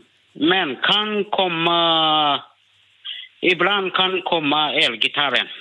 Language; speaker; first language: Swedish; non-native, learner; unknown